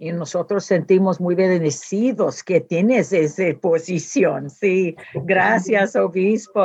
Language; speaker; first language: Spanish; non-native, learner; English